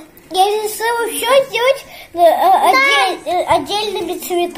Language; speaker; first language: Russian; early bilingual, heritage; Russian